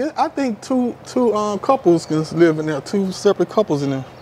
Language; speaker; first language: English; native; English